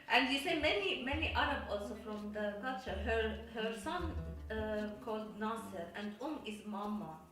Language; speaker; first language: English; non-native, learner; Arabic